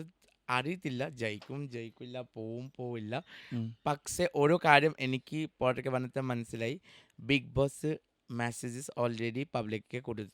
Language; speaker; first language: Malayalam; non-native, local second language; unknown